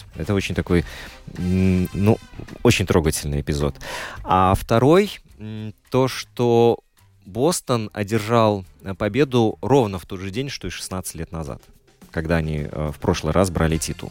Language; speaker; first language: Russian; native; Russian